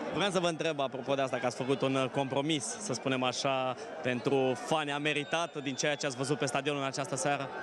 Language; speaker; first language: Romanian; native; Romanian